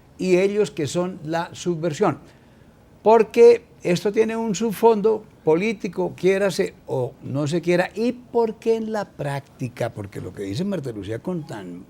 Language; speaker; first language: Spanish; native; Spanish